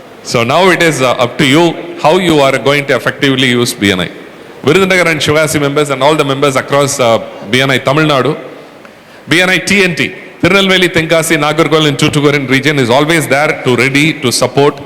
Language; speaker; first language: English; non-native, local second language; Tamil